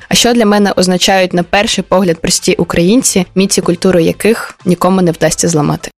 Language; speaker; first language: Ukrainian; native; Ukrainian